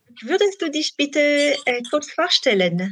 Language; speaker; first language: German; non-native, learner; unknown